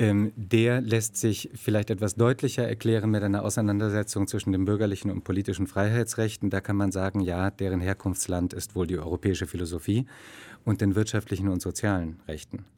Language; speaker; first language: German; native; German